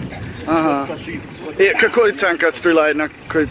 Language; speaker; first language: Russian; non-native, learner; English